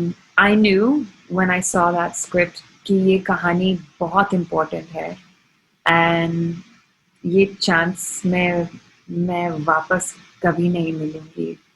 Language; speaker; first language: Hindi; non-native, learner; English